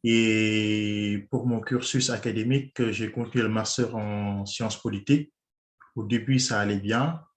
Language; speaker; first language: French; non-native, local second language; Wolof